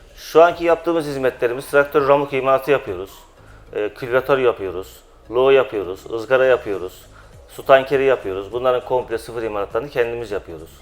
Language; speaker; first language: Turkish; native; Turkish